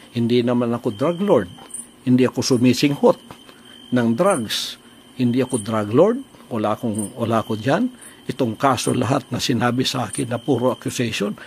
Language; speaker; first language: Filipino; native; Filipino